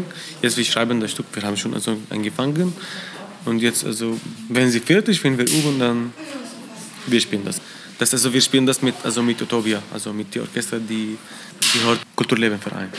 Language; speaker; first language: German; non-native, learner; Arabic